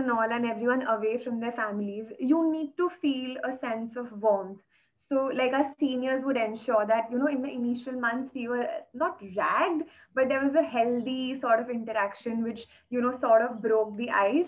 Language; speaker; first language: English; non-native, local second language; Hindi